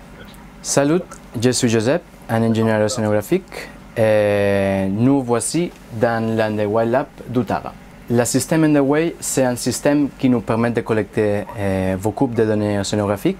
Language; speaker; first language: French; non-native, learner; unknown